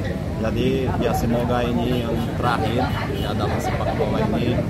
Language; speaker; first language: Indonesian; non-native, fluent; Portuguese